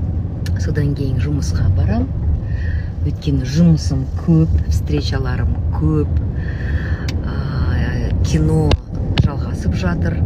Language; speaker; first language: Kazakh; non-native, local second language; Russian